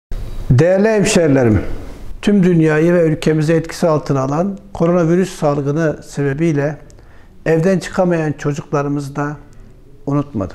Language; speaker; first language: Turkish; native; Turkish